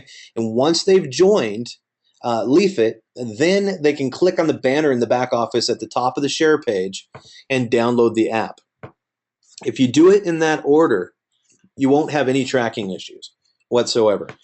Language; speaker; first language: English; native; English